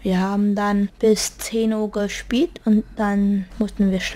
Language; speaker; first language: German; early bilingual, heritage; German